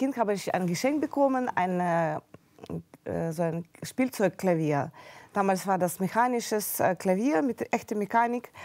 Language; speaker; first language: German; non-native, fluent; Russian